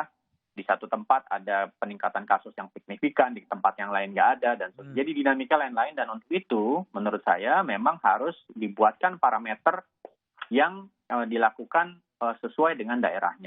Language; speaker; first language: Indonesian; native; Indonesian